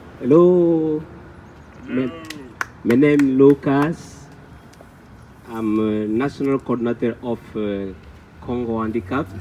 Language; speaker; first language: English; non-native, local second language; French